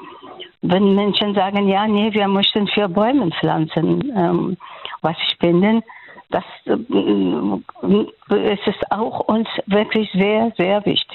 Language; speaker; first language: German; non-native, learner; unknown